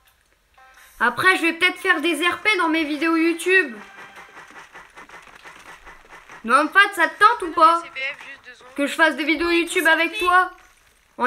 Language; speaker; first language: French; native; French